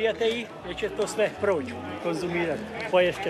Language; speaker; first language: Croatian; early bilingual, heritage; Croatian